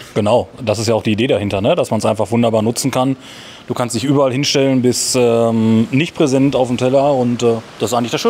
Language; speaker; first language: German; native; German